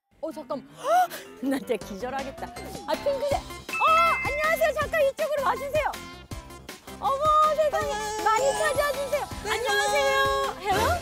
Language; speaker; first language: Korean; native; Korean